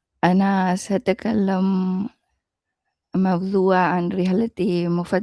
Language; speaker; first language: Arabic; non-native, learner; Hindi